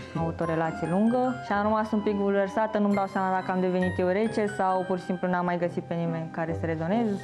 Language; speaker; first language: Romanian; non-native, fluent; Chinese